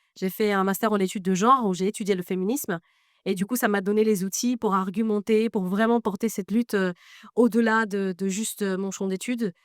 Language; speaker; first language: French; non-native, fluent; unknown